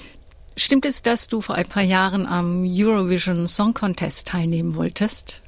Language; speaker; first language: German; native; German